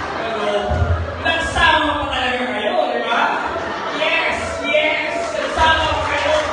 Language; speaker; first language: Filipino; non-native, local second language; Hiligaynon